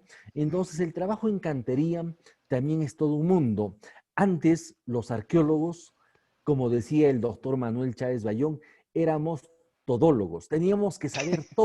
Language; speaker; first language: Spanish; native; Spanish